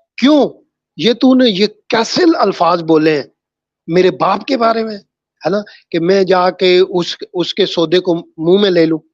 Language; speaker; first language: Urdu; non-native, local second language; Punjabi